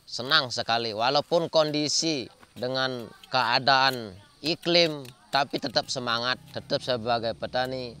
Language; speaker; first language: Indonesian; non-native, local second language; Balinese